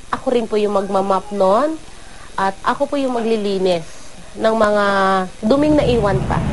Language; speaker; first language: Filipino; native; Filipino